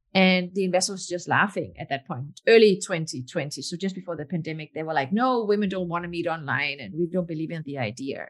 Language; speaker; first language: English; non-native, fluent; Danish